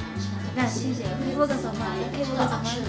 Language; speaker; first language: Chinese; native; Chinese